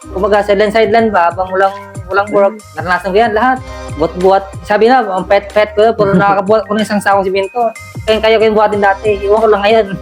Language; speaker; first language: Filipino; non-native, local second language; Cebuano